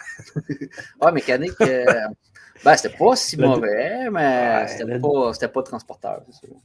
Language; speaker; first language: French; native; French